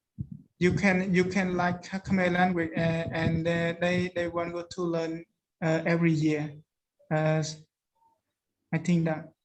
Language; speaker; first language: English; non-native, learner; Khmer